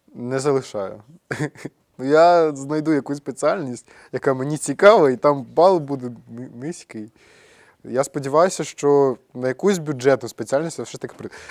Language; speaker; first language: Ukrainian; native; Ukrainian